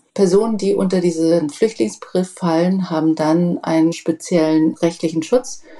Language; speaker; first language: German; native; German